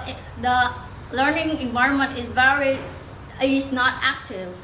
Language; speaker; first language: English; non-native, learner; Vietnamese